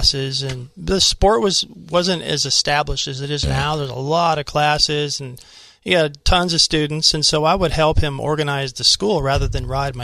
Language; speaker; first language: English; native; English